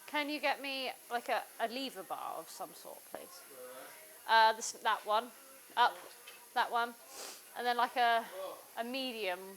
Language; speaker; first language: English; native; English